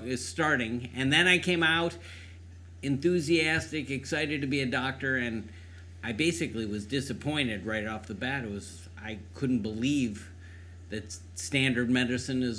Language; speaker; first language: English; native; English